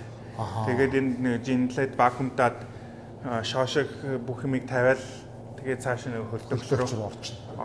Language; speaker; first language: Mongolian; non-native, fluent; English